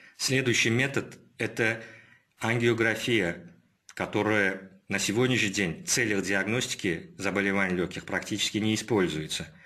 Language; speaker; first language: Russian; non-native, local second language; Uzbek